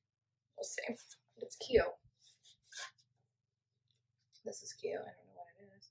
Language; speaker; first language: English; native; English